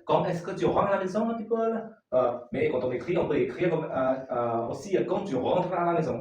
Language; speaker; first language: French; non-native, learner; Khmer